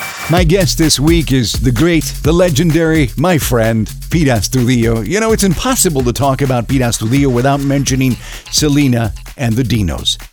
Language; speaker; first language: English; early bilingual, other home language; Spanish